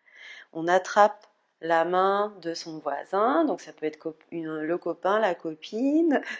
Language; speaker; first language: French; native; French